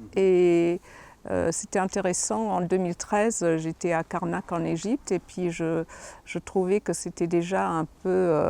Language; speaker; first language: French; non-native, fluent; German